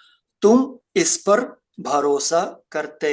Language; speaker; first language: Hindi; non-native, fluent; Ukrainian